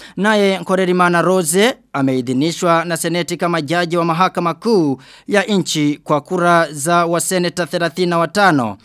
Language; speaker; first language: Swahili; non-native, local second language; Rundi